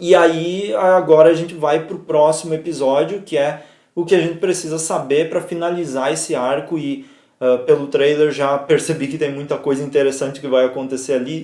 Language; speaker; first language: Portuguese; native; Portuguese